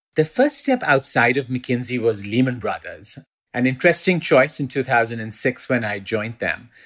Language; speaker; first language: English; non-native, local second language; Urdu